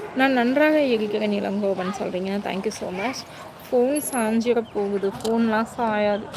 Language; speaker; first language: Tamil; non-native, local second language; Telugu